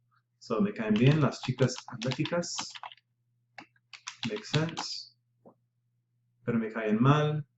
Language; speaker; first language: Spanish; non-native, fluent; English